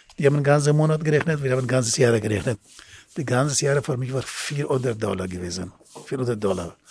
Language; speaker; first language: German; non-native, learner; Persian